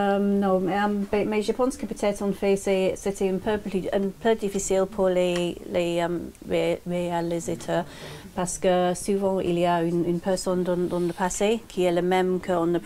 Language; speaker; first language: French; non-native, learner; English